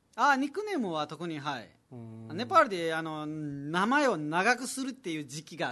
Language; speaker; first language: Japanese; non-native, fluent; Nepali